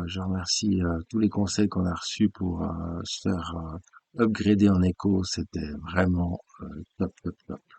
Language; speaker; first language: French; native; French